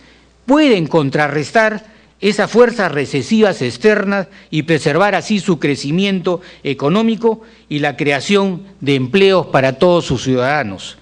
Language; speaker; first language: Spanish; native; Spanish